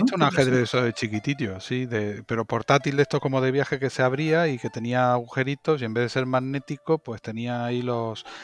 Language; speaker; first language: Spanish; native; Spanish